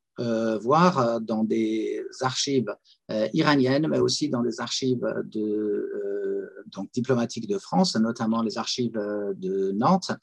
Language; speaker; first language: French; non-native, fluent; Persian